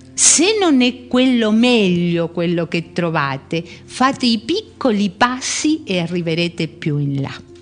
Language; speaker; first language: Italian; early bilingual, heritage; Spanish